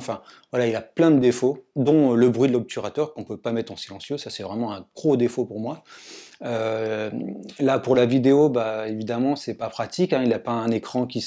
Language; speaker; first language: French; native; French